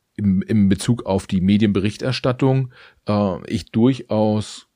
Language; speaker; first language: German; native; German